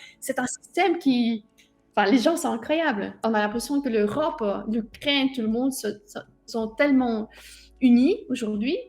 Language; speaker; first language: French; non-native, fluent; Russian